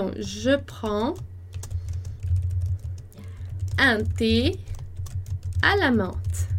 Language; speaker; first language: French; non-native, fluent; Portuguese